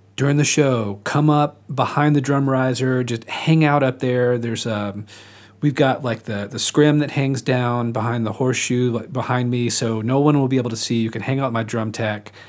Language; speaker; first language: English; native; English